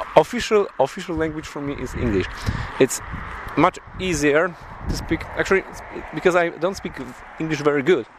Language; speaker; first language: English; non-native, learner; Polish